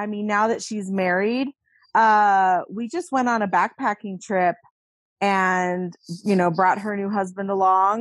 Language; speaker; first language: English; native; English